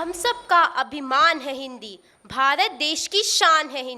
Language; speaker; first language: Hindi; non-native, local second language; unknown